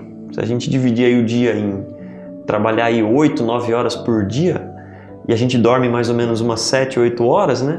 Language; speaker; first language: Portuguese; native; Portuguese